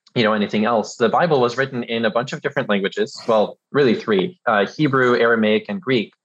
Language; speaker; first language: English; early bilingual, other home language; German